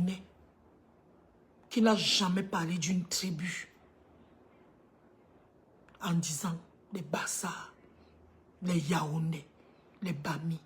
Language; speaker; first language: French; native; French